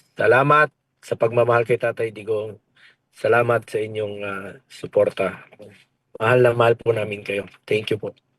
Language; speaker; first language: Filipino; non-native, local second language; Cebuano